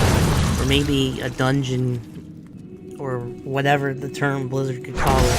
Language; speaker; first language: English; native; English